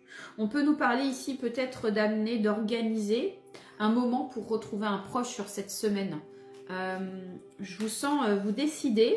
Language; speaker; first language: French; native; French